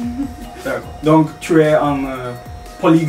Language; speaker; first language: French; non-native, learner; Japanese